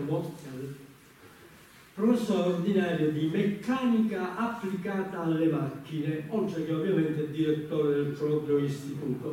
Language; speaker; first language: Italian; native; Italian